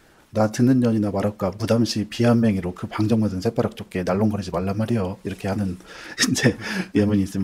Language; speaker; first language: Korean; native; Korean